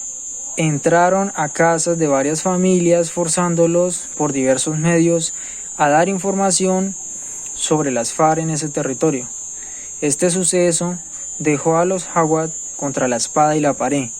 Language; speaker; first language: Spanish; native; Spanish